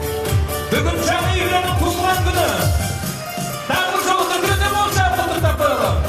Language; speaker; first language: Kyrgyz; native; Kyrgyz